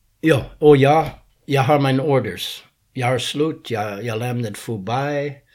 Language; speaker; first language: Swedish; non-native, learner; English